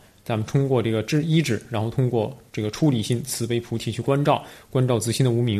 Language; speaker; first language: Chinese; native; Chinese